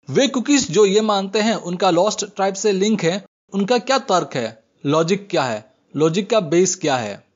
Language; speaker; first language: Hindi; native; Hindi